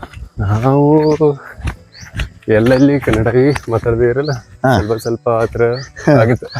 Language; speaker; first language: Kannada; non-native, local second language; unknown